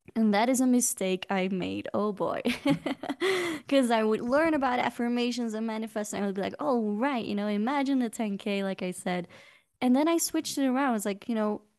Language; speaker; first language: English; non-native, fluent; Dutch